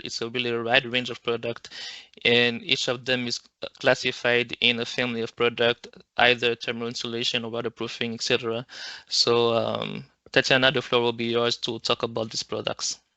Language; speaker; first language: English; non-native, local second language; French